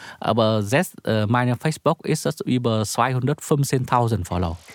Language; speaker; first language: German; non-native, learner; Vietnamese